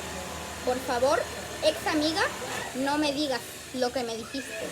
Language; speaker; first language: Spanish; native; Spanish